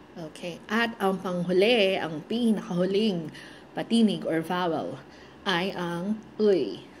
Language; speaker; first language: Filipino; native; Filipino